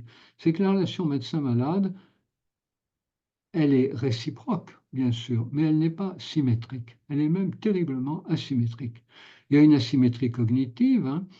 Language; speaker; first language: French; native; French